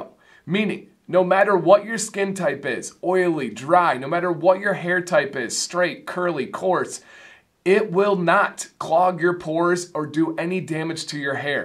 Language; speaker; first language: English; native; English